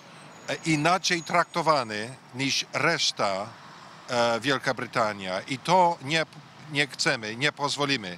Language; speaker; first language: Polish; early bilingual, heritage; English